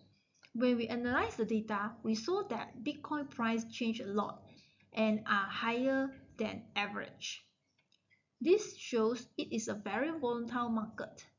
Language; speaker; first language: English; non-native, local second language; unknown